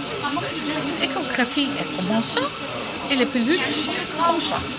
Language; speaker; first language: French; non-native, learner; Dutch